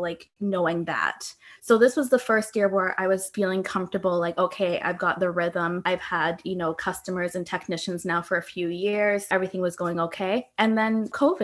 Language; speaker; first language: English; native; English